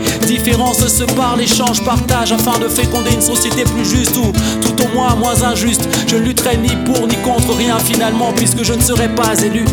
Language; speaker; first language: French; native; French